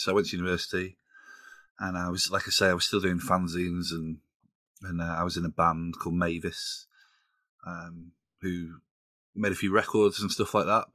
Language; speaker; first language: English; native; English